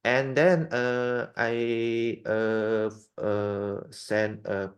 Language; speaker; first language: English; non-native, learner; Indonesian